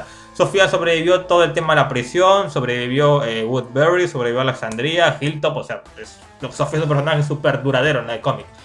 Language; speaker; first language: Spanish; native; Spanish